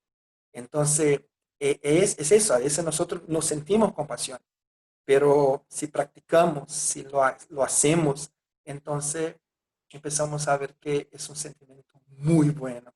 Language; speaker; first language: Spanish; non-native, fluent; Portuguese